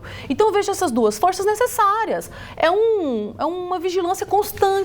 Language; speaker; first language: Portuguese; native; Portuguese